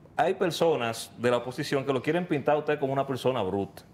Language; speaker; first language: Spanish; native; Spanish